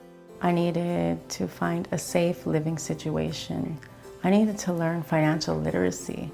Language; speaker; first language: English; native; English